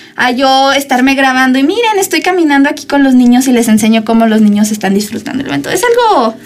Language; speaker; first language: Spanish; native; Spanish